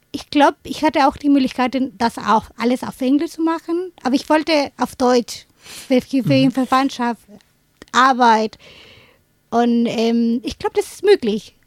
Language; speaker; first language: German; non-native, fluent; Spanish